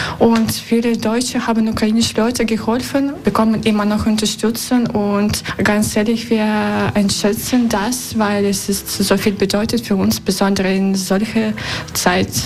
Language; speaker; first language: German; non-native, learner; Russian